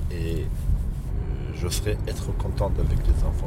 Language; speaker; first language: French; non-native, fluent; Kurdish